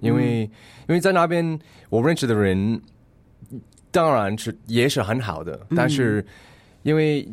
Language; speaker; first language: Chinese; early bilingual, heritage; English